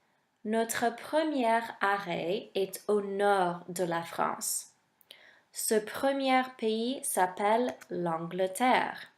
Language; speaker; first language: French; non-native, fluent; English